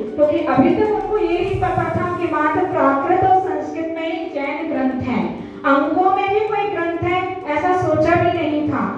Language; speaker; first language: Hindi; native; Hindi